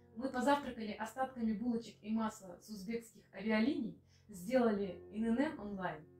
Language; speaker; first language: Russian; native; Russian